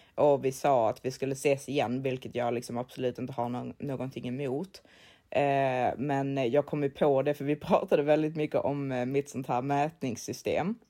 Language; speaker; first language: Swedish; native; Swedish